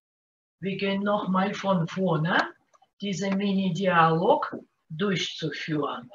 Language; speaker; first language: German; non-native, fluent; Russian